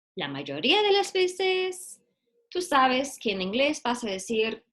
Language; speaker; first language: Spanish; non-native, fluent; English